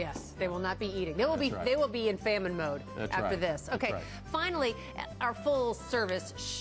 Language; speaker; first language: English; native; English